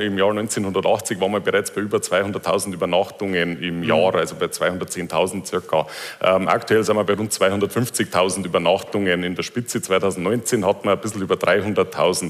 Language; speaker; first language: German; native; German